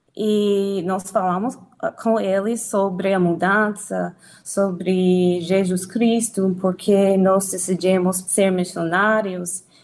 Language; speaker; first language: Portuguese; non-native, learner; English